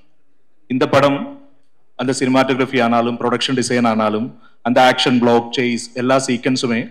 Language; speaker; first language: Tamil; non-native, learner; Malayalam